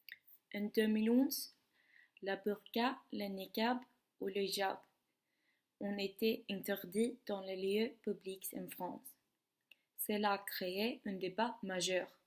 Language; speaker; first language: French; non-native, learner; Swedish